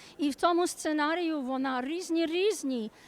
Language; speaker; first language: Ukrainian; early bilingual, heritage; Ukrainian